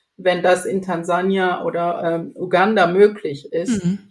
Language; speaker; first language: German; non-native, fluent; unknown